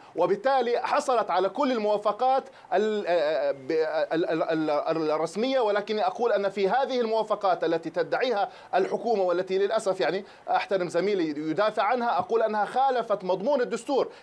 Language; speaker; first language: Arabic; native; Arabic